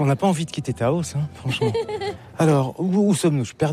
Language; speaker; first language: French; native; French